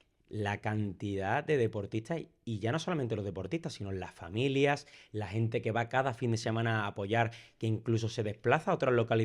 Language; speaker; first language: Spanish; native; Spanish